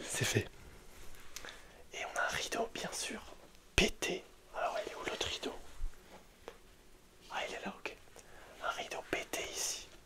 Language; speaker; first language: French; native; French